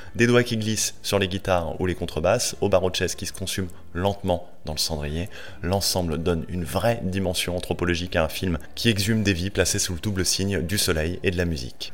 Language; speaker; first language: French; native; French